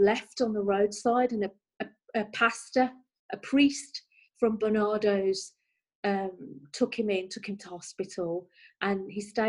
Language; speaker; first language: English; native; English